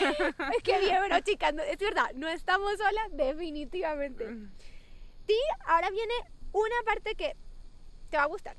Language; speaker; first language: Spanish; native; Spanish